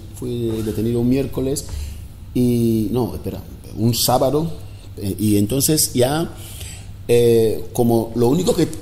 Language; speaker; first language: Spanish; non-native, local second language; Fang